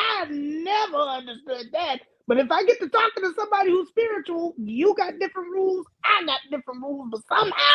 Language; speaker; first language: English; early bilingual, other home language; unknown